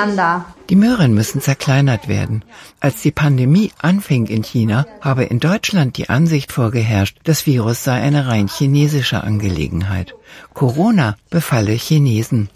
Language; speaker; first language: German; native; German